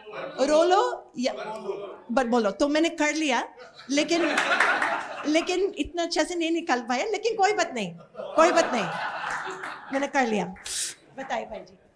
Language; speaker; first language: Hindi; non-native, learner; English